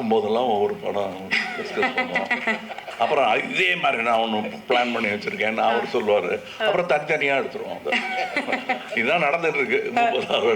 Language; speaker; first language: Tamil; native; Tamil